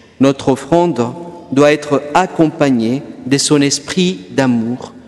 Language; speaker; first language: French; non-native, fluent; Spanish